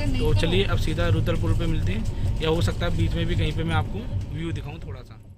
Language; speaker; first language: Hindi; native; Hindi